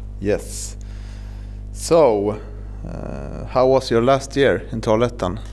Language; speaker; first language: English; non-native, fluent; Swedish